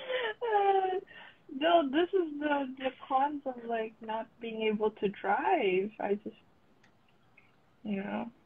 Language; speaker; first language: English; non-native, local second language; Filipino